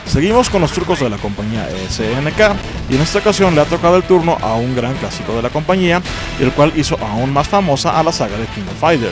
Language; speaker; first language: Spanish; native; Spanish